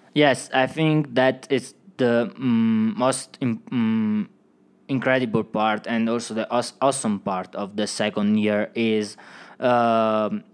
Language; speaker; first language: English; non-native, fluent; Italian